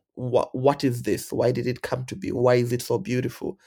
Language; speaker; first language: English; non-native, local second language; Bemba